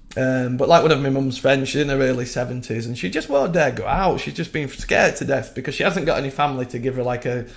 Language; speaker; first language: English; native; English